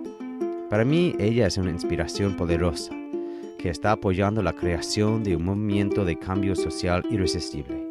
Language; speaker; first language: Spanish; non-native, fluent; English